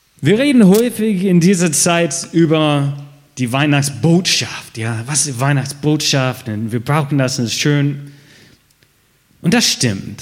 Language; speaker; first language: German; non-native, fluent; English